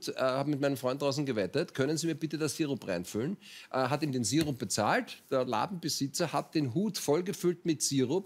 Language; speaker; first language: German; native; German